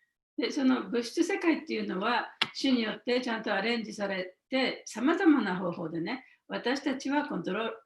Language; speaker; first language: Japanese; native; Japanese